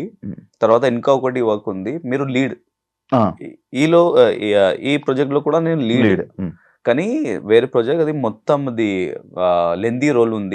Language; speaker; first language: Telugu; non-native, learner; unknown